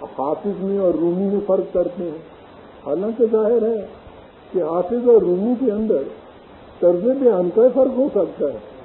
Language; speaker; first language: Urdu; native; Urdu